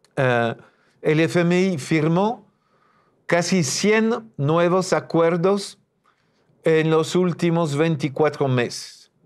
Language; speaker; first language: Spanish; non-native, fluent; French